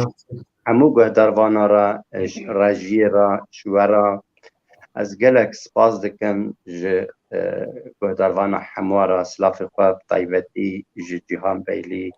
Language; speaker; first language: Kurdish; native; Kurdish